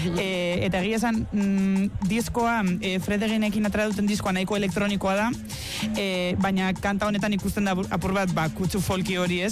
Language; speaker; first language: Basque; native; Basque